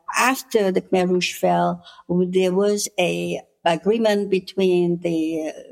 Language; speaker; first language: English; non-native, fluent; Khmer